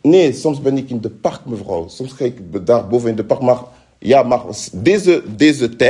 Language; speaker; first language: Dutch; non-native, fluent; French